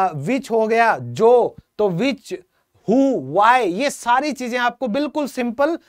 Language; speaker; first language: Hindi; native; Hindi